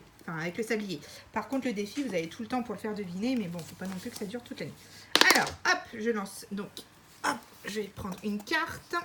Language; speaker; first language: French; native; French